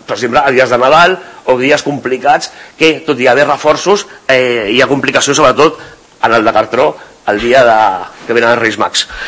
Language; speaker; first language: Catalan; native; Catalan